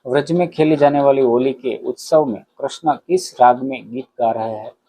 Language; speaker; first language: Hindi; non-native, local second language; Gujarati